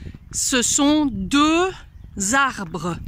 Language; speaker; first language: French; non-native, fluent; Hungarian